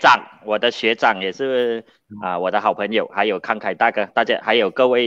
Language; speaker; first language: Chinese; native; Chinese